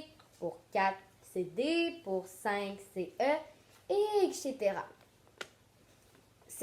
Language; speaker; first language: French; native; French